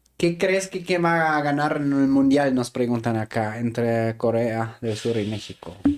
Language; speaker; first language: Spanish; native; Spanish